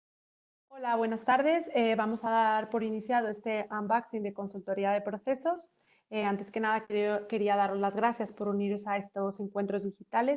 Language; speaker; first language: Spanish; native; Spanish